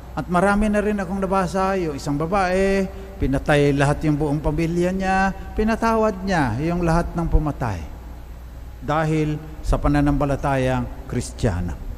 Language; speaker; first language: Filipino; non-native, local second language; Cebuano